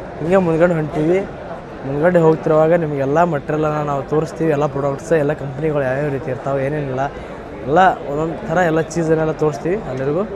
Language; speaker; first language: Kannada; native; Kannada